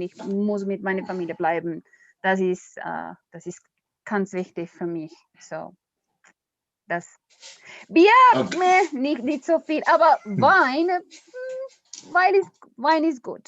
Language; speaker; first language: German; non-native, learner; Spanish